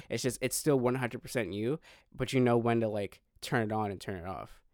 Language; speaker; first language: English; native; English